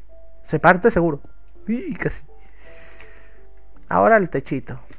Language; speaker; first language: Spanish; native; Spanish